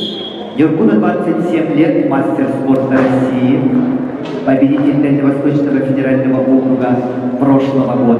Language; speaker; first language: Russian; native; Russian